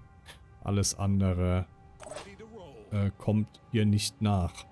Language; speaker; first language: German; native; German